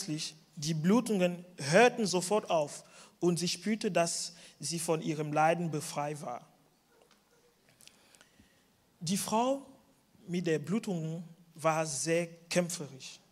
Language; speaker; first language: German; non-native, fluent; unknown